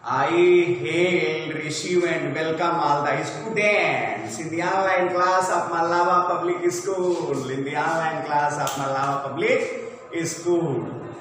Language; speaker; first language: English; non-native, local second language; Hindi